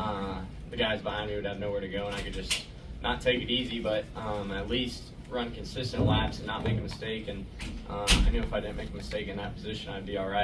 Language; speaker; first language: English; native; English